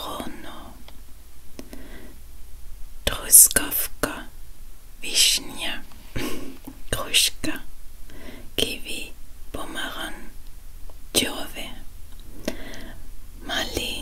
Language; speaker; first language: Polish; non-native, learner; Dutch